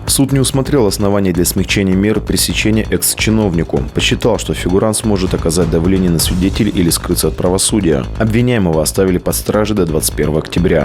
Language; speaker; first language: Russian; native; Russian